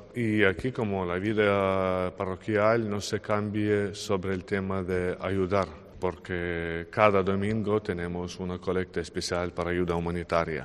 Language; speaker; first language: Spanish; non-native, learner; Ukrainian